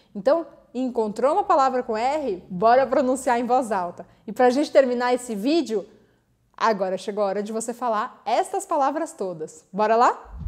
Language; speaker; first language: Portuguese; native; Portuguese